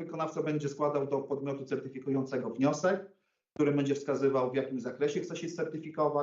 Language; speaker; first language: Polish; native; Polish